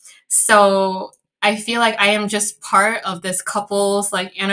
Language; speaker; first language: English; early bilingual, other home language; Cantonese